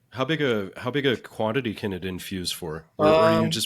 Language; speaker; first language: English; native; English